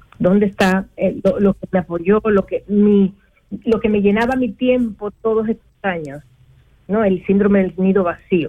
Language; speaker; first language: Spanish; native; Spanish